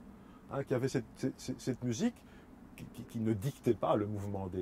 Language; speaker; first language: French; native; French